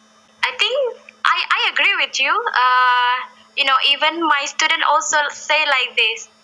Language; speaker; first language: English; non-native, learner; Indonesian